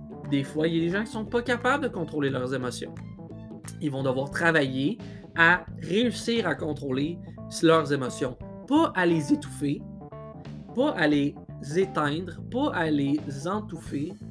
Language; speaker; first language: French; native; French